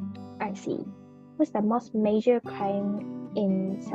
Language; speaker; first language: English; non-native, fluent; Japanese